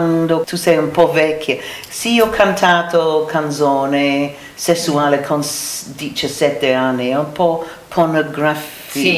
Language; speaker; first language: Italian; non-native, learner; English